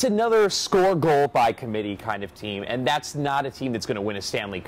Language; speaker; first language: English; native; English